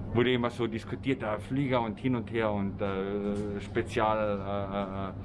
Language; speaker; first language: German; native; German